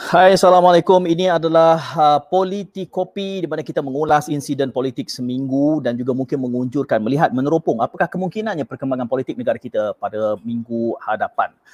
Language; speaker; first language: Malay; native; Malay